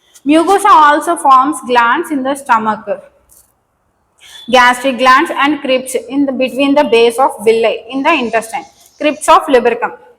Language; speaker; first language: English; non-native, local second language; Telugu